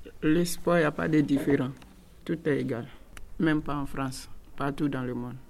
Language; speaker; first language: French; non-native, learner; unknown